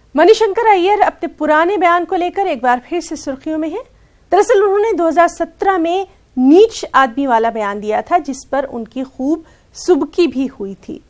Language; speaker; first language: Urdu; native; Urdu